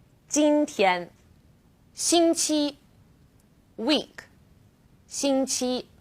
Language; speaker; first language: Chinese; non-native, fluent; English